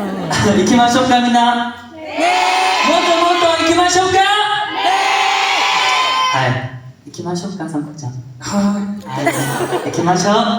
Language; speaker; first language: Japanese; non-native, learner; Korean